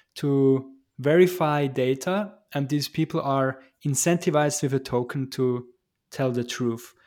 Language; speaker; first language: English; non-native, fluent; German